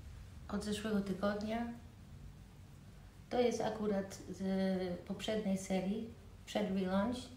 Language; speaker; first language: Polish; early bilingual, heritage; Polish